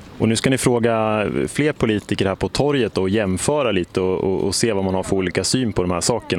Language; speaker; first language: Swedish; native; Swedish